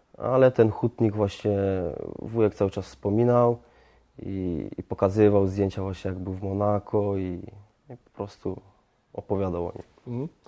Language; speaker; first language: Polish; early bilingual, heritage; French